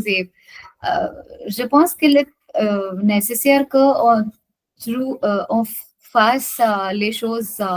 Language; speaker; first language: French; non-native, learner; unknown